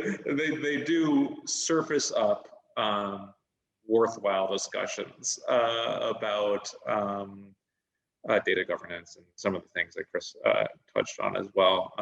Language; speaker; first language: English; native; English